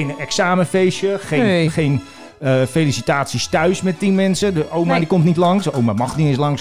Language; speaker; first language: Dutch; native; Dutch